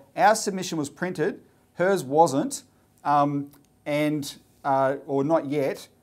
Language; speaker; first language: English; native; English